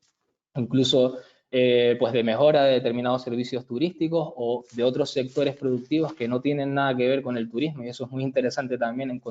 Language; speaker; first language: Spanish; native; Spanish